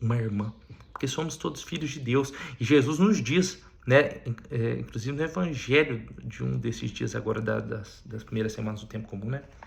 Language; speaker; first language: Portuguese; native; Portuguese